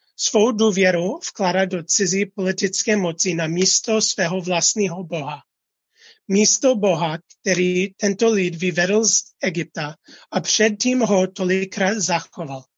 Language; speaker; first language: Czech; non-native, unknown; English